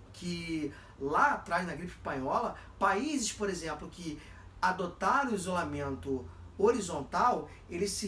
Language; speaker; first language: Portuguese; native; Portuguese